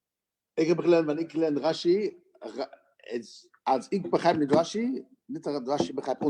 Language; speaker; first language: Dutch; non-native, fluent; English